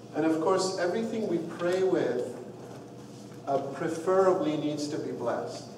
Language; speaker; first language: English; non-native, fluent; Arabic